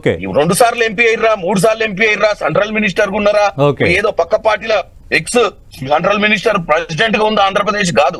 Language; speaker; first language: Telugu; native; Telugu